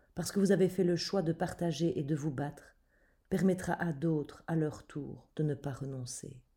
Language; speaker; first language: French; native; French